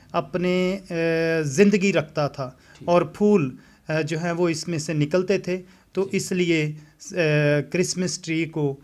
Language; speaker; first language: Urdu; non-native, local second language; Punjabi